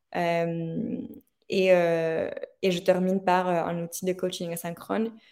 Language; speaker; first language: French; non-native, fluent; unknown